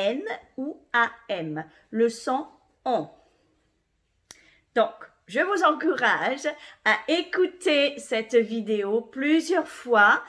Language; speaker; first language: French; native; French